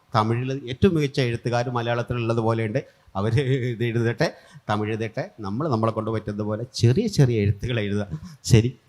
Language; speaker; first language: Malayalam; native; Malayalam